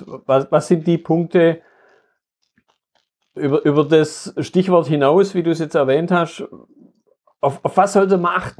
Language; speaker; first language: German; native; German